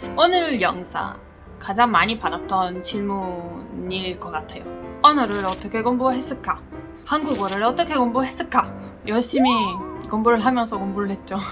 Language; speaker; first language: Korean; non-native, fluent; Italian